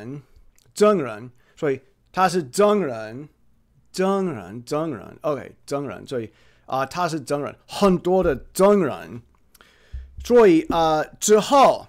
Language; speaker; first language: Chinese; non-native, fluent; English